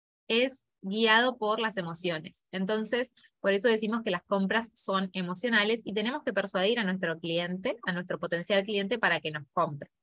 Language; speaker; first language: Spanish; native; Spanish